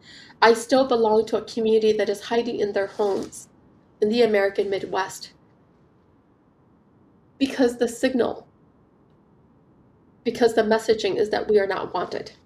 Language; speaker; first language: English; early bilingual, other home language; Hmong